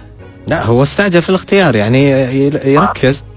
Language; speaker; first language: Arabic; native; Arabic